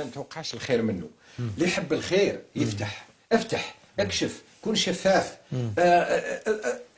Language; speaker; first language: Arabic; native; Arabic